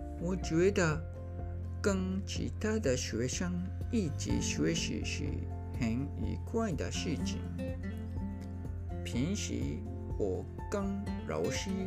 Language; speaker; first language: Chinese; non-native, learner; Japanese